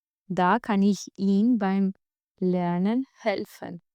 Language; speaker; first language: German; non-native, fluent; Albanian